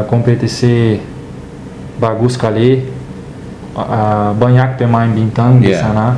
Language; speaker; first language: Indonesian; non-native, learner; Portuguese